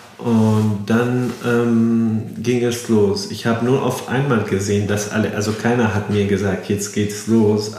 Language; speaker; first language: German; non-native, fluent; Arabic